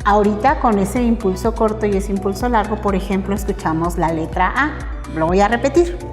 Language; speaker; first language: Spanish; native; Spanish